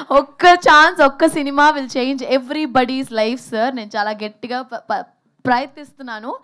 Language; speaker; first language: Telugu; early bilingual, heritage; Telugu